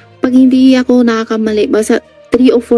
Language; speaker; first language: Filipino; non-native, learner; Chinese